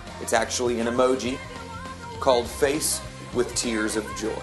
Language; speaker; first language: English; native; English